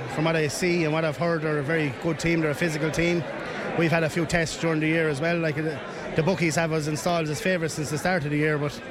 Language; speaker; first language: English; native; English